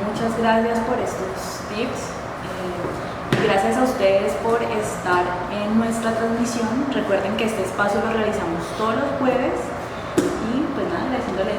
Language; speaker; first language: Spanish; native; Spanish